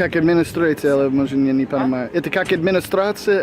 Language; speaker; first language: Russian; non-native, learner; English